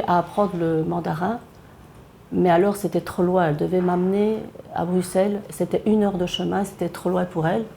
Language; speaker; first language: French; early bilingual, other home language; Chinese